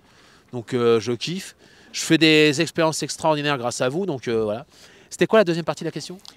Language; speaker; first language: French; native; French